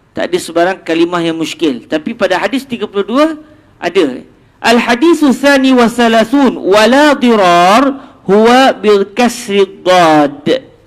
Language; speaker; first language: Malay; native; Malay